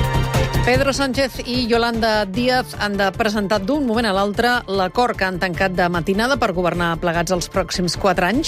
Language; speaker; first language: Catalan; native; Catalan